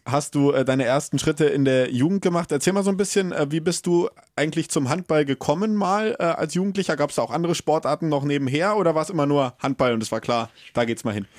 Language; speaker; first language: German; native; German